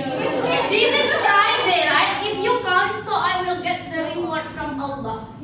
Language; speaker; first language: English; non-native, fluent; Indonesian